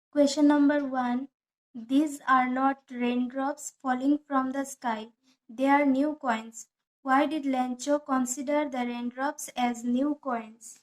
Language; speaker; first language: English; non-native, local second language; Assamese